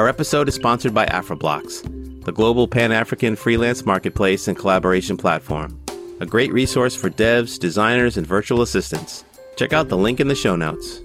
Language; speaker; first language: English; native; English